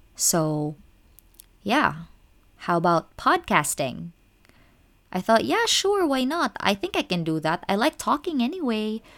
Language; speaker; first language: English; non-native, local second language; Cebuano